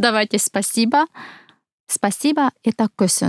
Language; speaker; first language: Russian; non-native, fluent; Hungarian